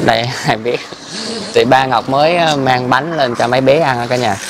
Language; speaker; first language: Vietnamese; native; Vietnamese